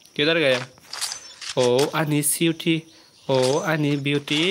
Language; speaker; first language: Hindi; non-native, local second language; Kok Borok